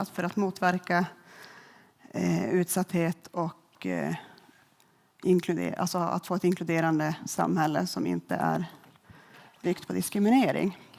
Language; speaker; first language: Swedish; native; Swedish